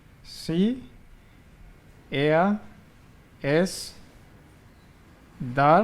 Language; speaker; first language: German; non-native, fluent; Spanish